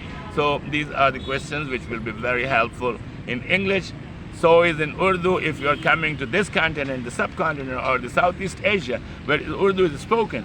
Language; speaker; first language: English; non-native, fluent; Urdu